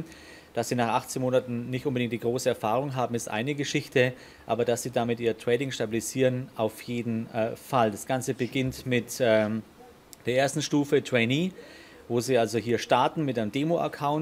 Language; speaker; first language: German; native; German